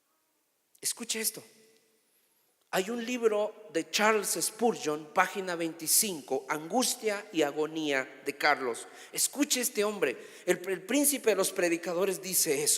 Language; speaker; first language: Spanish; native; Spanish